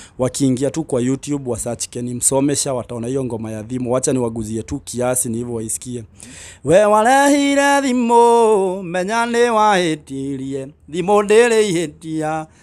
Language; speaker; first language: Swahili; non-native, local second language; Kikuyu